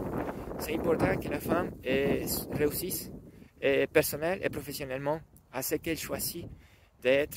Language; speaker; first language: French; non-native, learner; Spanish